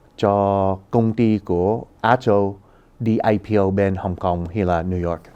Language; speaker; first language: Vietnamese; early bilingual, heritage; Vietnamese